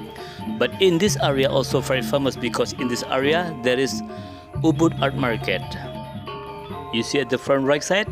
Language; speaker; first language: English; non-native, learner; Indonesian